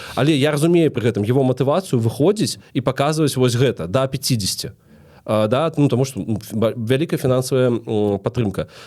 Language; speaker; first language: Belarusian; non-native, local second language; Russian